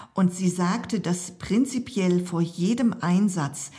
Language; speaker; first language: German; native; German